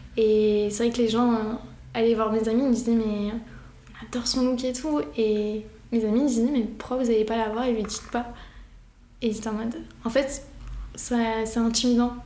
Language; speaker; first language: French; early bilingual, other home language; Arabic